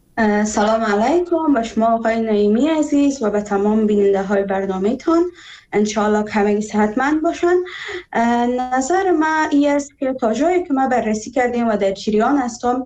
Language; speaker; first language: Persian; native; Persian